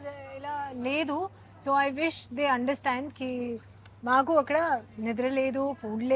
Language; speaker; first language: Telugu; non-native, learner; Hindi